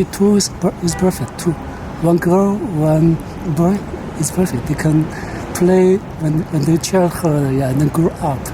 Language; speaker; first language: English; non-native, learner; Chinese